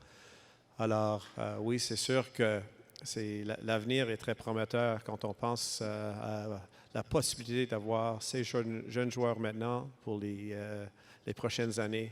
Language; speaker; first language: French; non-native, local second language; English